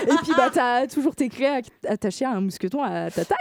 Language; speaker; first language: French; native; French